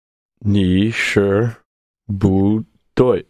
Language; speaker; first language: Chinese; non-native, learner; English